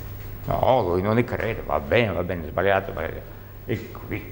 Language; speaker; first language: Italian; non-native, learner; Russian